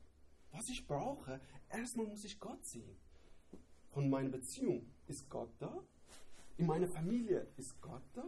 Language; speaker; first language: German; non-native, learner; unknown